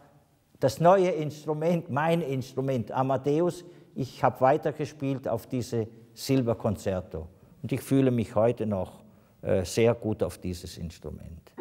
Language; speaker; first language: German; non-native, fluent; Italian